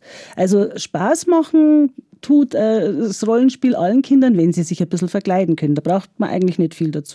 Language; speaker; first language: German; native; German